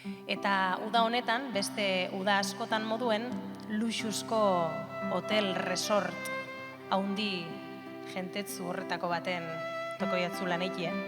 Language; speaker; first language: Basque; native; Basque